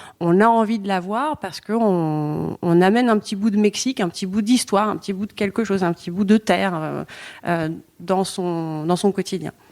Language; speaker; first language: French; native; French